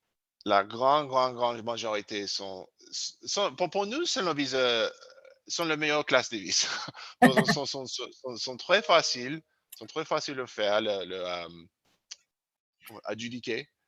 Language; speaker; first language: French; non-native, learner; English